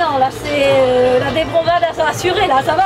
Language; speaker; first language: French; native; French